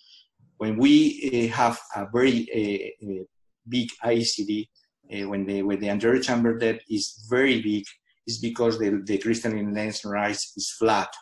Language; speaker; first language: English; non-native, fluent; Spanish